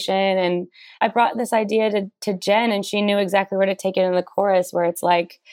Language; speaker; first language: English; native; English